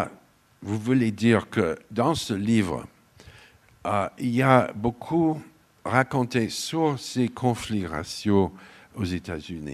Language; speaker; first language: French; non-native, fluent; English